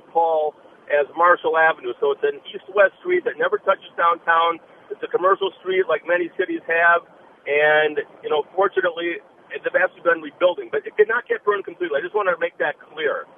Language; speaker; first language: English; native; English